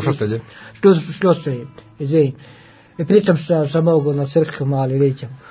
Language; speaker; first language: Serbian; non-native, learner; Norwegian